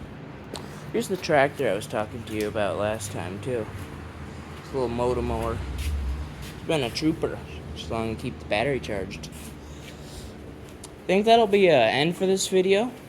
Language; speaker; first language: English; native; English